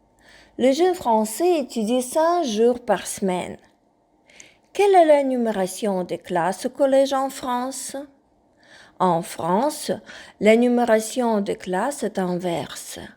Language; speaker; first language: French; non-native, fluent; Ukrainian